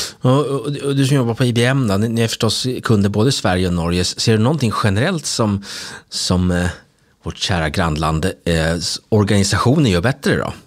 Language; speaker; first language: Swedish; native; Swedish